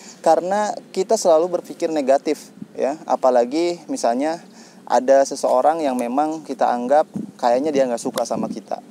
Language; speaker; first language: Indonesian; native; Indonesian